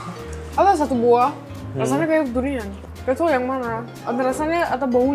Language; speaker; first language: Indonesian; non-native, fluent; Turkish